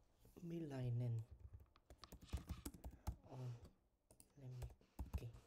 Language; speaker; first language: Finnish; non-native, learner; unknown